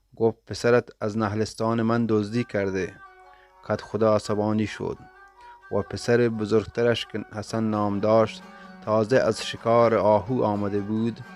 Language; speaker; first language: Persian; non-native, local second language; Baluchi